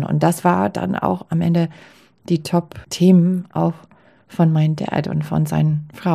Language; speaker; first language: German; non-native, fluent; English